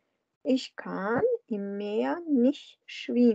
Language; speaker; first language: German; non-native, fluent; Azerbaijani